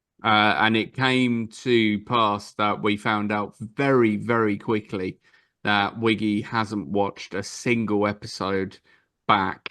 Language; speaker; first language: English; native; English